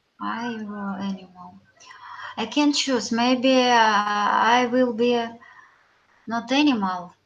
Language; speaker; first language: English; non-native, learner; Russian